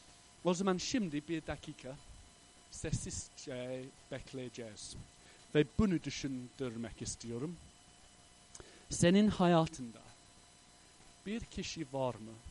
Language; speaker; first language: Turkish; non-native, fluent; English